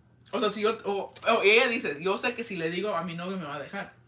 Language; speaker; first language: Spanish; early bilingual, heritage; Spanish